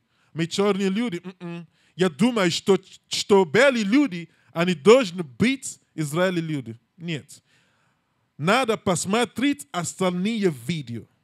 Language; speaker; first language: Russian; non-native, learner; English